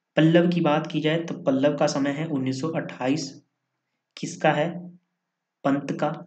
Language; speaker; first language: Hindi; native; Hindi